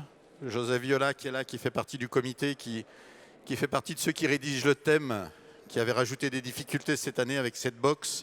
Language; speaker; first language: French; native; French